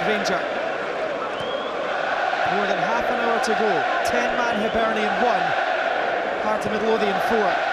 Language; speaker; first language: English; native; English